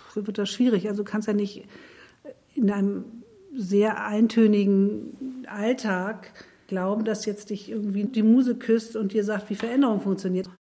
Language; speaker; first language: German; native; German